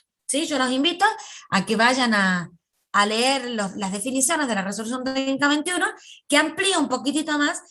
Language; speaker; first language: Spanish; native; Spanish